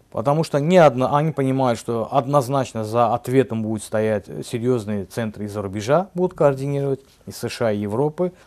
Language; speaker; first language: Russian; non-native, local second language; Azerbaijani